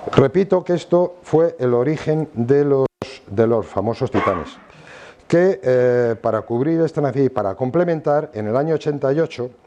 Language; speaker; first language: Spanish; native; Spanish